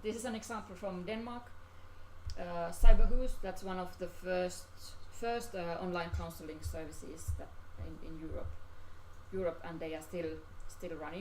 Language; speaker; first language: English; non-native, fluent; Finnish